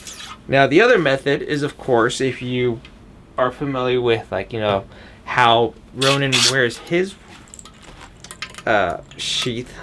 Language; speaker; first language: English; native; English